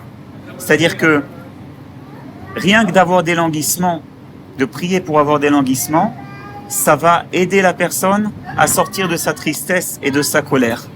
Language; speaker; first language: French; native; French